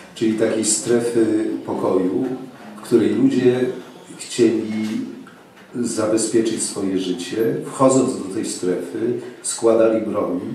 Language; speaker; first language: Polish; native; Polish